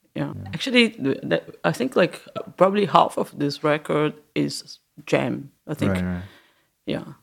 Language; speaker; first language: English; non-native, learner; Portuguese